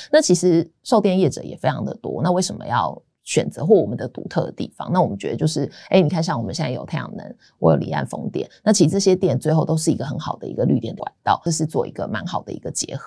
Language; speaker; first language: Chinese; native; Chinese